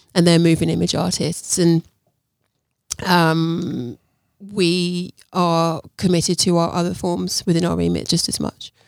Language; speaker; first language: English; native; English